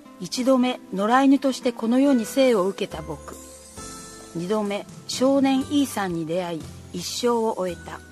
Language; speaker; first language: Japanese; native; Japanese